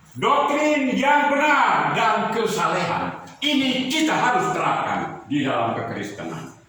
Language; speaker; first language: Indonesian; native; Indonesian